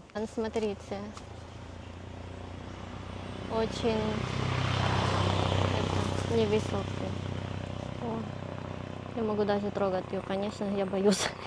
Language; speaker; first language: Russian; non-native, learner; Filipino